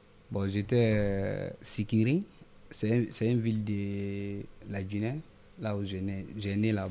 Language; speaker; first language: French; non-native, local second language; Mandingo